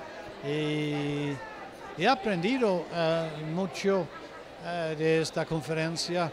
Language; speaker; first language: Spanish; non-native, fluent; Swedish